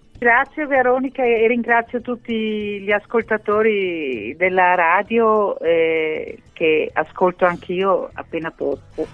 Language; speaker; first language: Italian; non-native, fluent; German